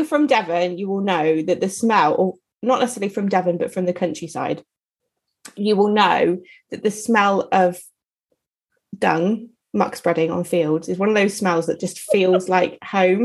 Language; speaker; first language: English; native; English